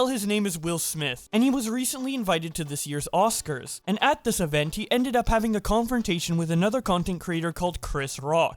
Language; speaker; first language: English; native; English